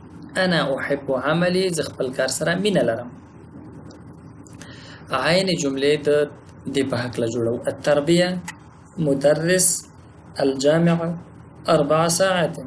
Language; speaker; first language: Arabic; non-native, fluent; Pashto